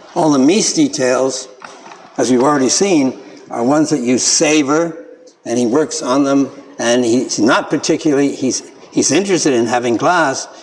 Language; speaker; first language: English; native; English